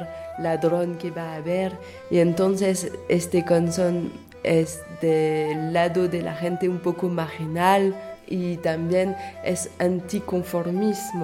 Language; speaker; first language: Spanish; non-native, fluent; French